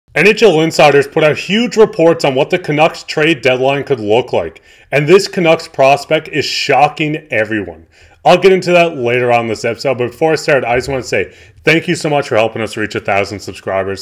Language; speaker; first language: English; native; English